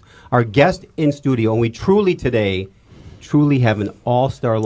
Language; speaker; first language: English; native; English